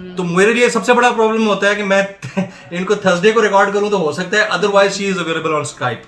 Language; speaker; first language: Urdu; native; Urdu